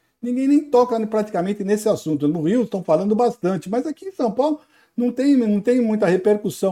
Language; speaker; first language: Portuguese; native; Portuguese